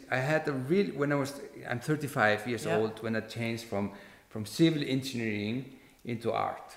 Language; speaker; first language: English; non-native, fluent; Icelandic